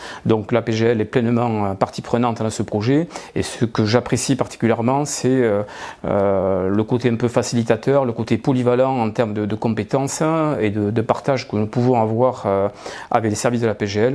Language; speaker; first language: French; native; French